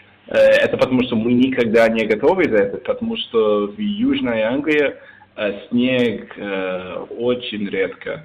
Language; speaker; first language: Russian; non-native, learner; English